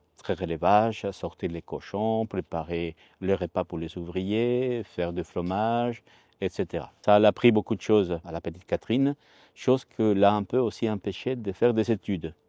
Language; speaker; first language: French; non-native, fluent; Spanish